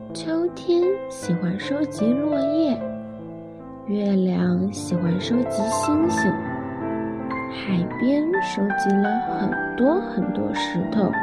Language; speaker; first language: Chinese; native; Chinese